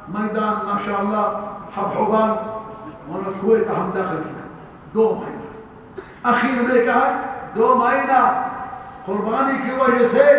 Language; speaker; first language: Urdu; non-native, learner; Arabic